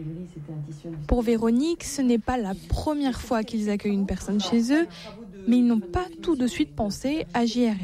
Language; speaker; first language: French; native; French